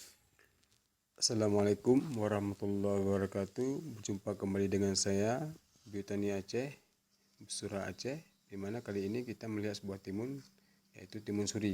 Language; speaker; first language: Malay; non-native, local second language; Achinese